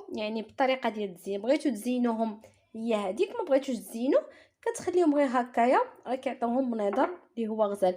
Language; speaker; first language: Arabic; native; Arabic